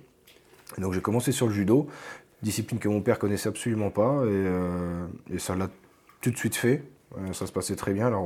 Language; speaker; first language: French; native; French